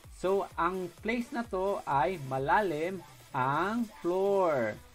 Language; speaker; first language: Filipino; native; Filipino